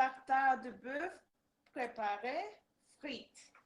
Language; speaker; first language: French; non-native, learner; English